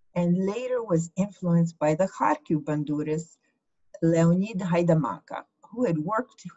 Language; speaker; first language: English; early bilingual, other home language; Ukrainian